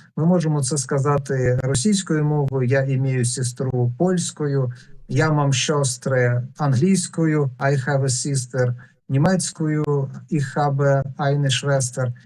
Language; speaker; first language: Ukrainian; non-native, local second language; Russian